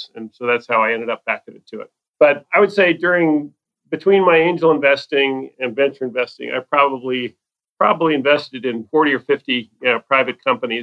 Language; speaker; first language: English; native; English